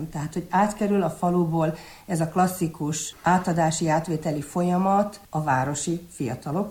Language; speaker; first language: Hungarian; native; Hungarian